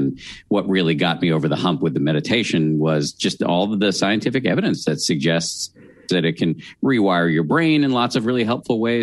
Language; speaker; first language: English; native; English